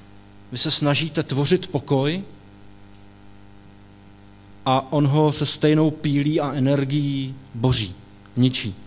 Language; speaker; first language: Czech; native; Czech